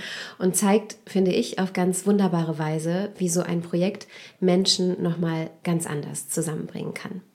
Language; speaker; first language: German; native; German